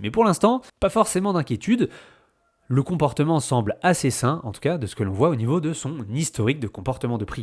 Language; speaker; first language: French; native; French